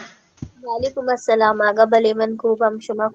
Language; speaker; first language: Persian; non-native, learner; Urdu